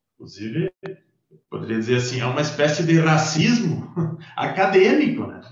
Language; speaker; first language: Portuguese; native; Portuguese